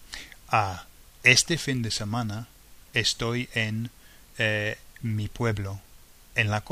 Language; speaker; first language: Spanish; non-native, fluent; English